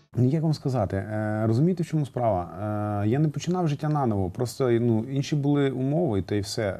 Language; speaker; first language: Ukrainian; native; Ukrainian